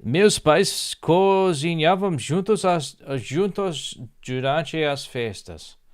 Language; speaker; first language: Portuguese; non-native, learner; English